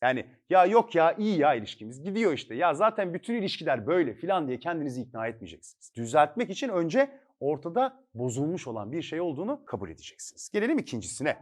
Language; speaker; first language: Turkish; native; Turkish